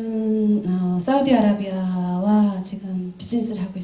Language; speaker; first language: Korean; native; Korean